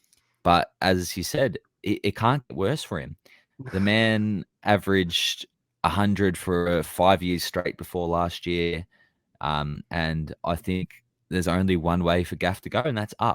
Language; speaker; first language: English; native; English